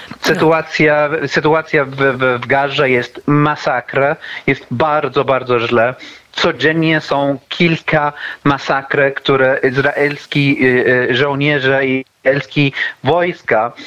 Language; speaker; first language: Polish; non-native, learner; Arabic